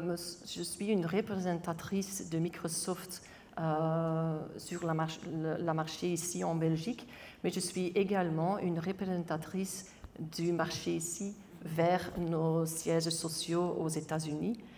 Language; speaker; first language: French; non-native, local second language; Dutch